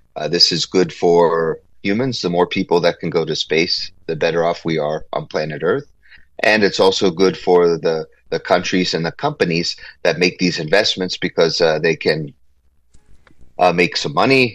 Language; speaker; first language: English; native; English